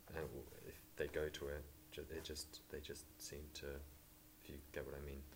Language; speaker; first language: English; native; English